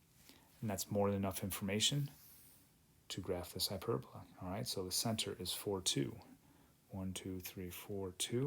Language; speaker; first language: English; native; English